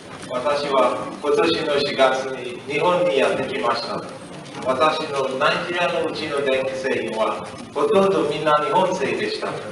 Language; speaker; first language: Japanese; non-native, learner; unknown